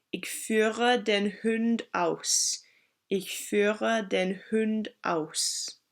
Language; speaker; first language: German; non-native, fluent; English